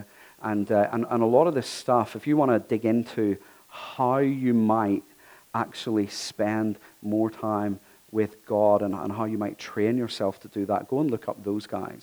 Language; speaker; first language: English; native; English